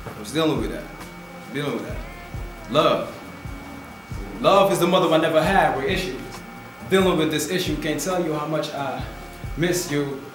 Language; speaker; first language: English; non-native, fluent; Dutch